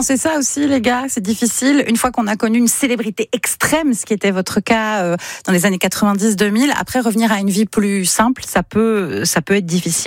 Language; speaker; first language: French; native; French